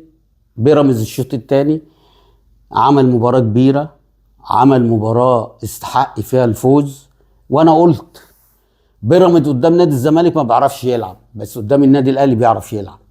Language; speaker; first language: Arabic; native; Arabic